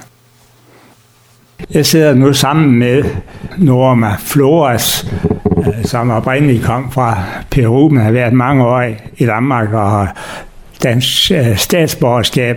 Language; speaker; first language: Danish; native; Danish